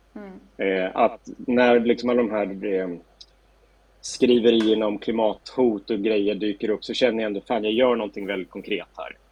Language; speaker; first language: Swedish; native; Swedish